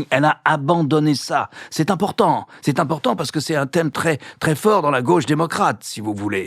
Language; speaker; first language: French; native; French